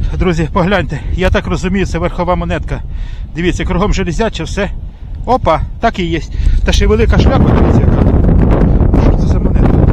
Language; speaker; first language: Ukrainian; native; Ukrainian